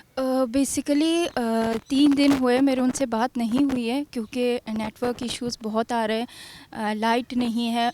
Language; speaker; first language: Hindi; non-native, fluent; Persian